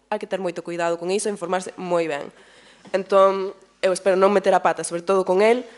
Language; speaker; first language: Galician; native; Galician